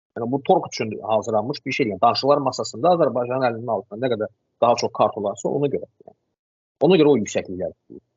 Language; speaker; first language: Azerbaijani; non-native, local second language; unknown